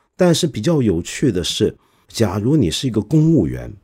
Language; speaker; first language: Chinese; non-native, local second language; Cantonese